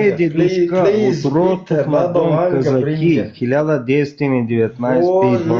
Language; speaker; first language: Russian; non-native, learner; Bulgarian